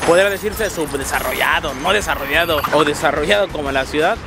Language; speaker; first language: Spanish; native; Spanish